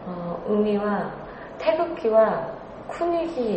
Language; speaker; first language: Japanese; non-native, learner; Korean